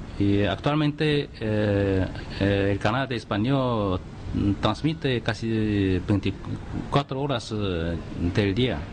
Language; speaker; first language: Spanish; non-native, fluent; Chinese